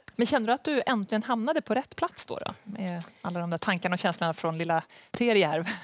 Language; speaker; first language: Swedish; native; Swedish